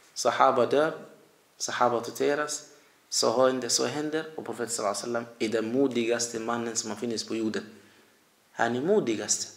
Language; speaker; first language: Swedish; early bilingual, other home language; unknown